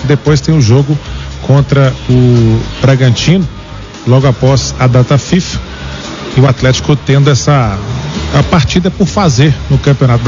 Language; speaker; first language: Portuguese; native; Portuguese